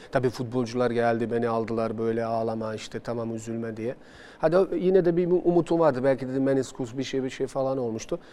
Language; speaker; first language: Turkish; non-native, fluent; Bosnian